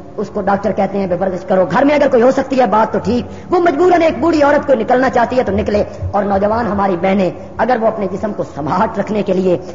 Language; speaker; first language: Urdu; non-native, local second language; Punjabi